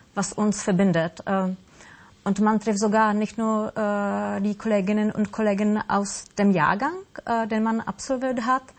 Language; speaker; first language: German; non-native, fluent; Russian